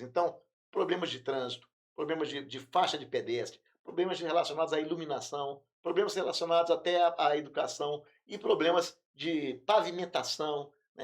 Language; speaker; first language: Portuguese; native; Portuguese